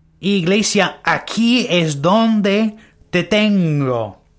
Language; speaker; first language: Spanish; non-native, learner; English